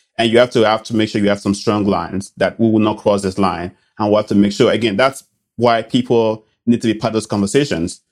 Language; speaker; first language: English; non-native, local second language; Bini